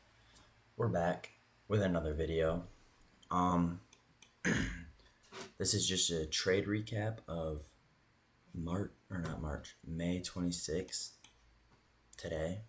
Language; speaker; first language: English; native; English